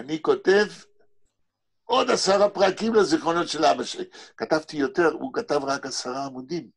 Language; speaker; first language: Hebrew; native; Hebrew